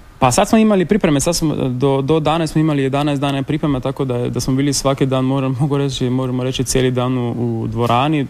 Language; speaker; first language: Serbian; early bilingual, heritage; Slovenian